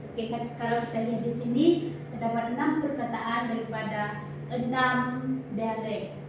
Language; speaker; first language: Malay; non-native, local second language; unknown